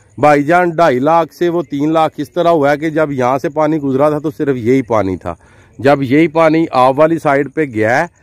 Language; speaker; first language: Urdu; non-native, local second language; Punjabi